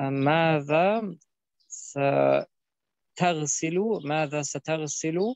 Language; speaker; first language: Arabic; non-native, learner; German